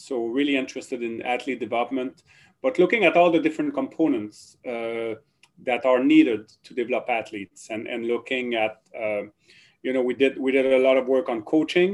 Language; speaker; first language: English; non-native, fluent; French